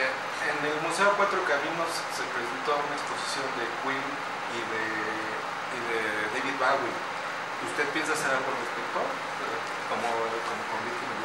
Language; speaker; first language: Spanish; native; Spanish